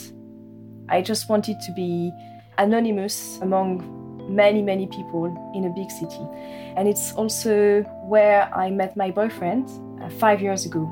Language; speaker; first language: English; non-native, fluent; French